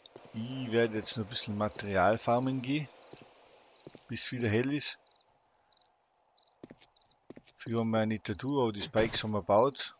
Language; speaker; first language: German; native; German